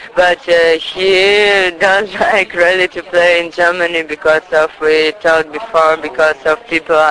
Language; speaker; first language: English; non-native, fluent; Russian